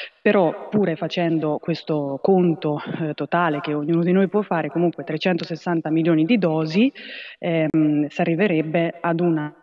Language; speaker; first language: Italian; native; Italian